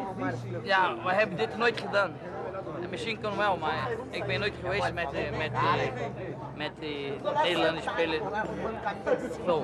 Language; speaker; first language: Dutch; non-native, learner; Portuguese